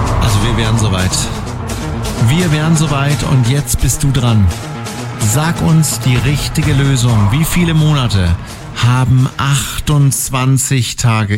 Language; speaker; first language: German; native; German